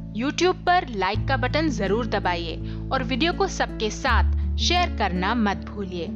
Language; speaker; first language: Hindi; native; Hindi